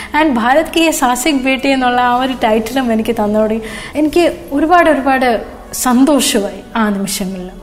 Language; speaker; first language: Malayalam; early bilingual, other home language; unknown